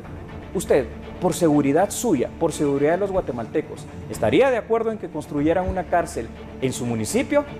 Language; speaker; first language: Spanish; native; Spanish